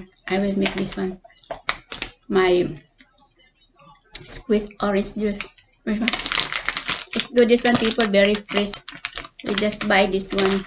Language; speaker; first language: English; non-native, learner; Cebuano